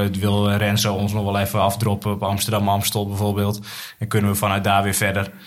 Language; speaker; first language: Dutch; native; Dutch